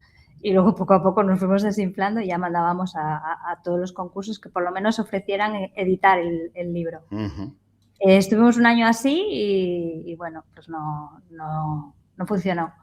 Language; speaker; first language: Spanish; native; Spanish